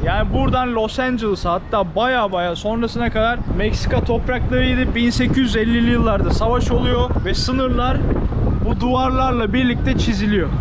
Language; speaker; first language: Turkish; native; Turkish